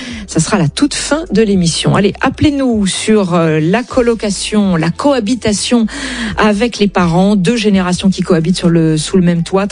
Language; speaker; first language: French; native; French